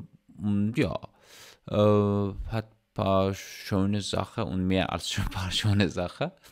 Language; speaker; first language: German; non-native, learner; Persian